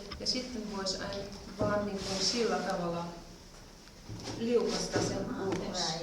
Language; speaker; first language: Finnish; non-native, fluent; German